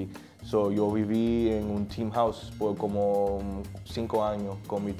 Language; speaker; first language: Portuguese; non-native, learner; Spanish